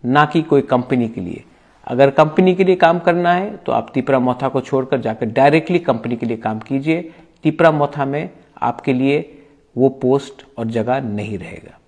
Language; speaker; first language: Hindi; non-native, local second language; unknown